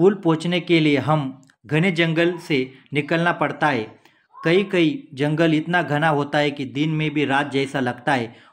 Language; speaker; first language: Hindi; non-native, local second language; Marathi